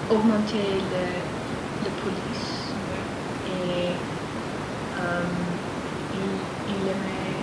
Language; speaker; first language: French; non-native, learner; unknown